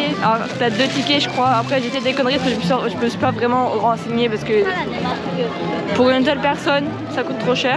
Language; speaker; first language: French; native; French